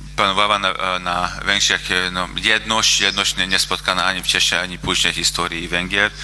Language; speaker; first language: Polish; non-native, fluent; Hungarian